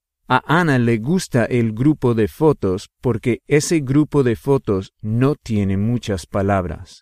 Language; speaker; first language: Spanish; non-native, fluent; English